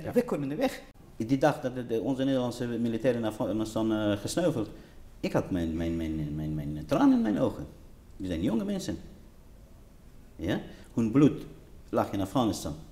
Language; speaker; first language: Dutch; non-native, learner; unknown